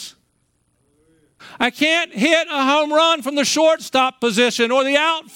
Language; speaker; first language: English; native; English